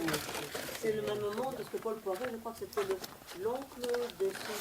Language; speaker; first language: French; native; French